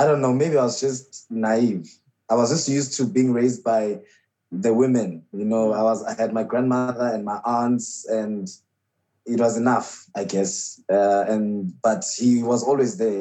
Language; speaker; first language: English; non-native, local second language; Xhosa